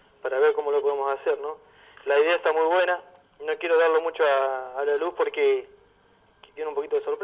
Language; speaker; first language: Spanish; native; Spanish